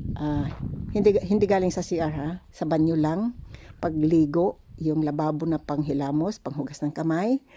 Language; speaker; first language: Filipino; native; Filipino